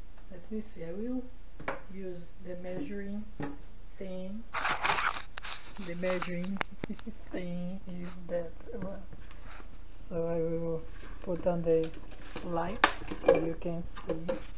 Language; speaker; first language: English; non-native, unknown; Portuguese